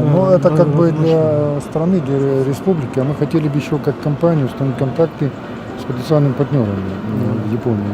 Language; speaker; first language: Russian; native; Russian